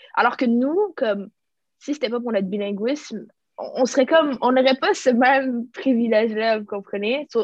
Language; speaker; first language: French; native; French